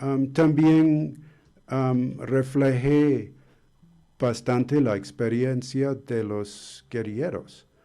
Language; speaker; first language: Spanish; non-native, fluent; English